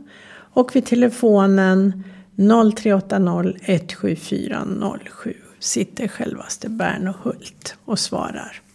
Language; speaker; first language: Swedish; native; Swedish